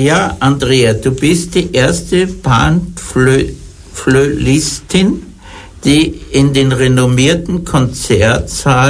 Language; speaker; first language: German; native; German